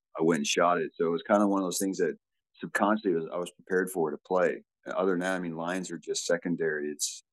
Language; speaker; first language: English; native; English